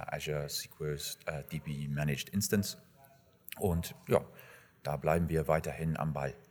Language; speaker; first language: German; non-native, fluent; English